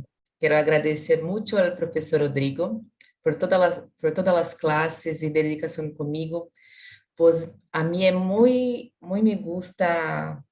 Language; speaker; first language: Spanish; non-native, learner; Portuguese